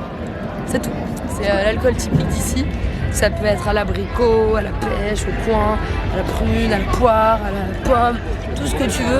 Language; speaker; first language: French; native; French